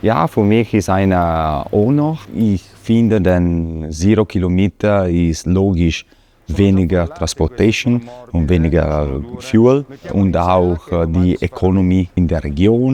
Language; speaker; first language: German; non-native, learner; Italian